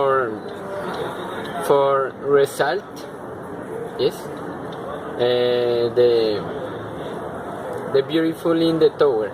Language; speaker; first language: English; non-native, learner; Spanish